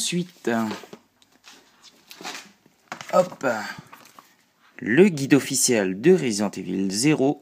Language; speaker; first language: French; native; French